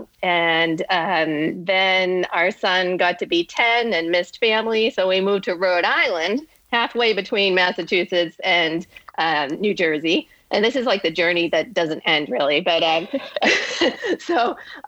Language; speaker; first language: English; native; English